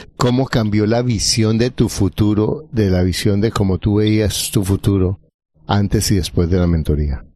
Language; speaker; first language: Spanish; native; Spanish